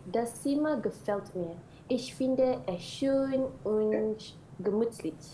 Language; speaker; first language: German; non-native, learner; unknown